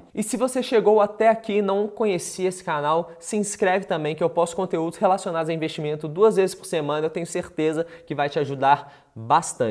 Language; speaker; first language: Portuguese; native; Portuguese